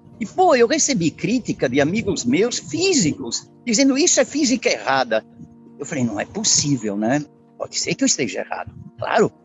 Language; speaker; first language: Portuguese; early bilingual, other home language; Italian